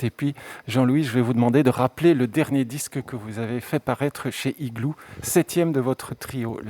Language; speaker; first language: French; native; French